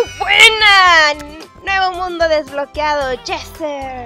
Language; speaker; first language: Spanish; native; Spanish